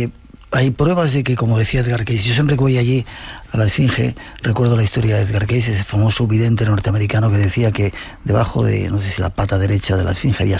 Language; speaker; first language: Spanish; native; Spanish